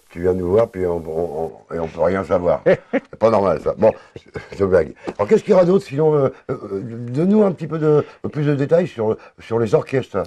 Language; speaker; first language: French; native; French